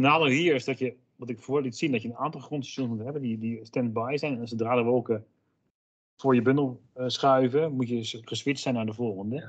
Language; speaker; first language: Dutch; native; Dutch